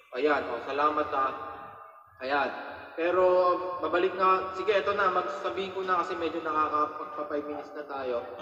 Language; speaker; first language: Filipino; native; Filipino